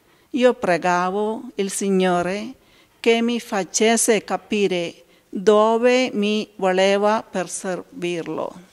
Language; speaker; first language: Italian; non-native, fluent; Malayalam